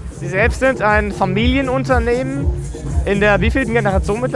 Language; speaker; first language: German; native; German